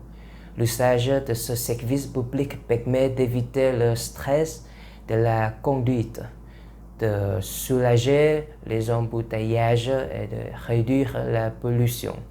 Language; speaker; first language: French; non-native, learner; Vietnamese